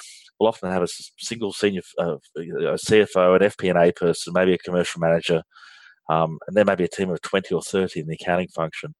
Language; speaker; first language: English; native; English